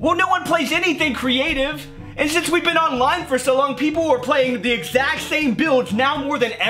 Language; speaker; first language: English; native; English